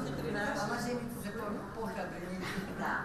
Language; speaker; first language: Macedonian; native; Macedonian